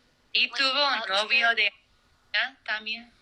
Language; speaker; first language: Spanish; non-native, learner; English